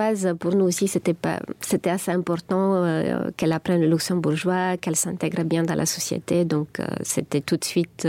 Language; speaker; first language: French; non-native, fluent; Bulgarian